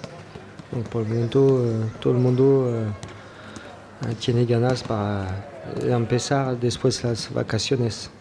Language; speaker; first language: Spanish; non-native, learner; French